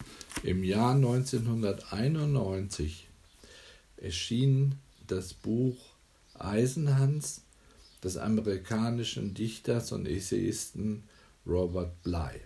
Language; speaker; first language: German; native; German